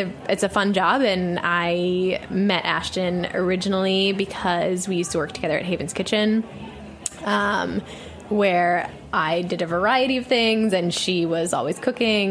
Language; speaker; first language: English; native; English